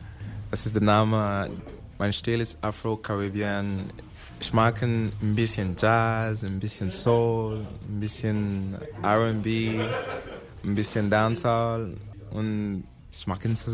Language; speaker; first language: German; non-native, learner; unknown